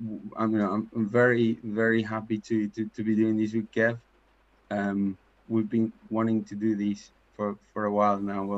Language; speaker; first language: English; non-native, fluent; Spanish